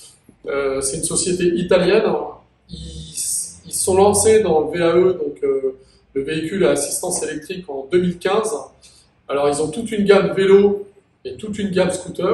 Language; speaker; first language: French; native; French